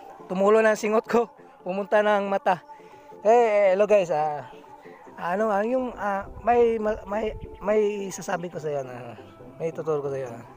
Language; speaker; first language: Filipino; non-native, local second language; Cebuano